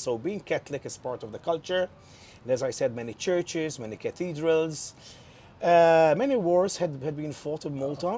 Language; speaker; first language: English; non-native, local second language; Maltese